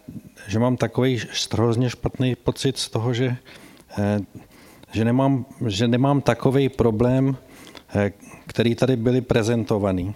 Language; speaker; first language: Czech; native; Czech